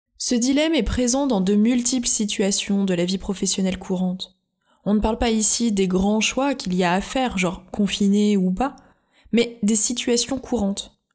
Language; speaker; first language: French; native; French